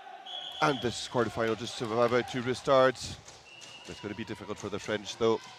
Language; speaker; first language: English; non-native, fluent; French